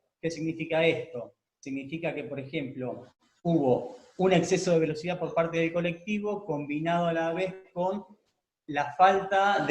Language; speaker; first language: Spanish; native; Spanish